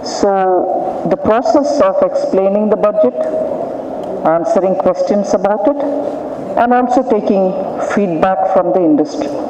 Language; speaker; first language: English; non-native, local second language; Tamil